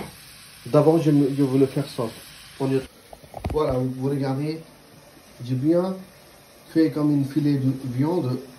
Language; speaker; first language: French; non-native, learner; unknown